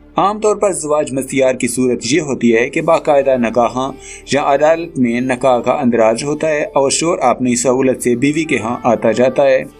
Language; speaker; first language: Urdu; native; Urdu